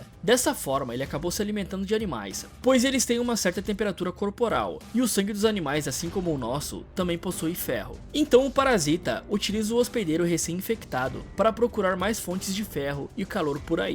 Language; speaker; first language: Portuguese; native; Portuguese